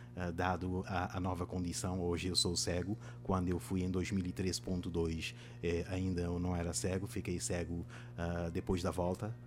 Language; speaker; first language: Portuguese; non-native, local second language; Kabuverdianu